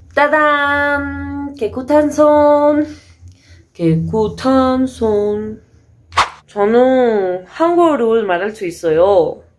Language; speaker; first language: Korean; non-native, learner; Spanish